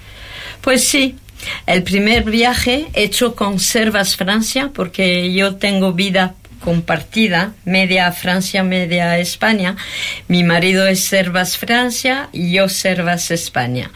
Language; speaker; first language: Spanish; non-native, fluent; French